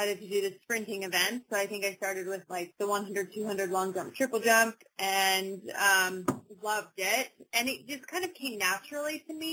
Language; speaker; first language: English; native; English